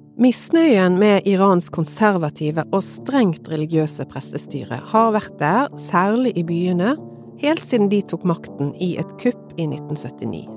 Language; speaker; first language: Norwegian; native; Norwegian